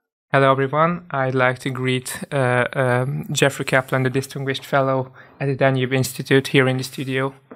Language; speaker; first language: English; non-native, fluent; Hungarian